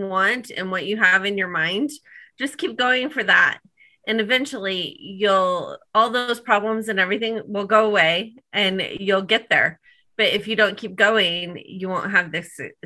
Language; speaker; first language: English; native; English